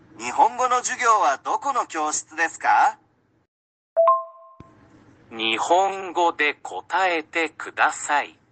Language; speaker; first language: Japanese; non-native, learner; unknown